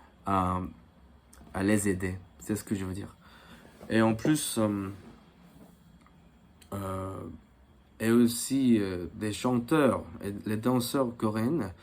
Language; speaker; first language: French; non-native, fluent; Korean